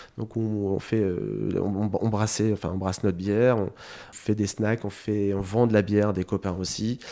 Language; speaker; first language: French; native; French